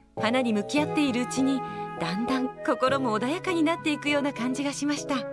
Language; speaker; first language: Japanese; native; Japanese